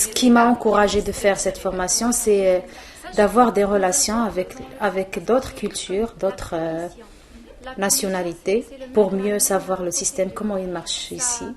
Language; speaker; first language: French; non-native, local second language; Arabic